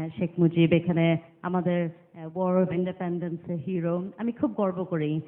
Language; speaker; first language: Bangla; early bilingual, other home language; English